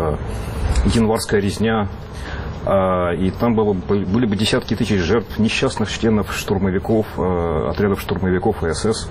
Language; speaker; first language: Russian; native; Russian